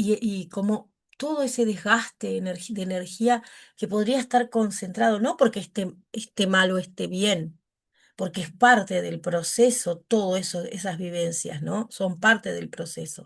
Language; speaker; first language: Spanish; native; Spanish